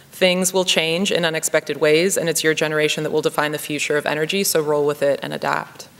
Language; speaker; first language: English; native; English